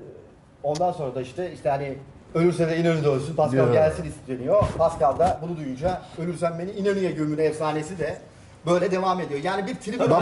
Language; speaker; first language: Turkish; native; Turkish